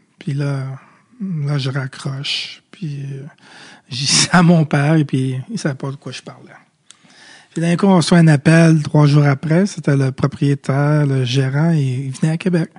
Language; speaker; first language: French; early bilingual, other home language; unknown